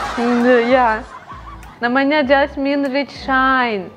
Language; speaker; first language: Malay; non-native, learner; Russian